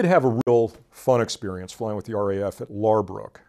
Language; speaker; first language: English; native; English